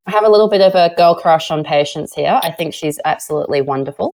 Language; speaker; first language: English; native; English